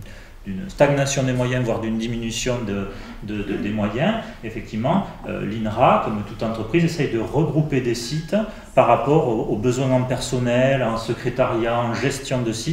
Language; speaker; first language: French; native; French